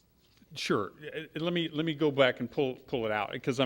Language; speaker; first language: English; native; English